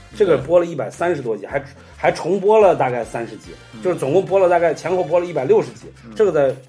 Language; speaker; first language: Chinese; native; Chinese